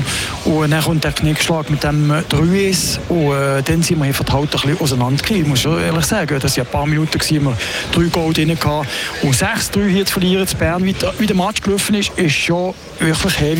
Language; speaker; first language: German; native; German